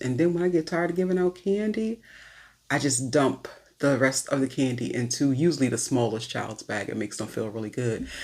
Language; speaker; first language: English; native; English